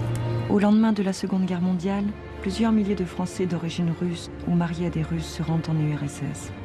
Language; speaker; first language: French; native; French